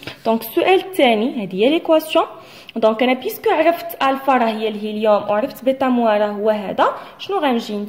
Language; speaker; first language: Arabic; native; Arabic